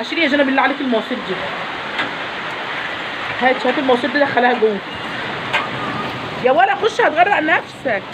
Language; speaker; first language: Arabic; native; Arabic